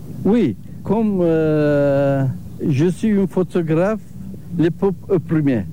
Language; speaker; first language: French; non-native, learner; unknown